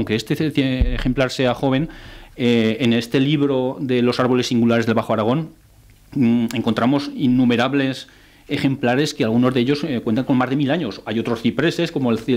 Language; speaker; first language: Spanish; native; Spanish